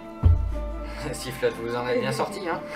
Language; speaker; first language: French; native; French